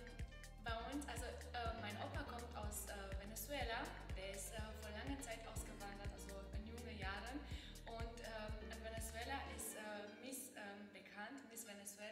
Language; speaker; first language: German; non-native, fluent; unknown